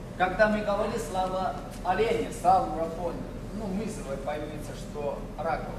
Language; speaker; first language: Russian; non-native, learner; Chinese